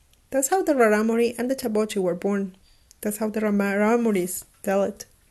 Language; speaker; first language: English; non-native, fluent; Spanish